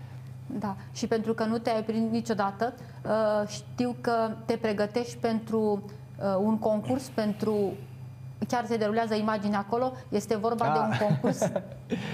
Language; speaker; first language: Romanian; native; Romanian